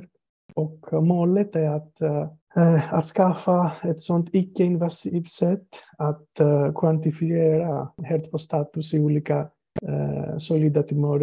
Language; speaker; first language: Swedish; non-native, fluent; Greek